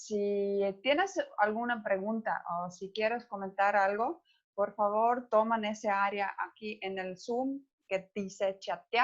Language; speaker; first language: Spanish; non-native, fluent; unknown